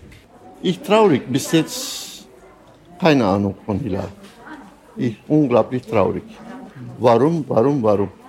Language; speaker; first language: German; non-native, learner; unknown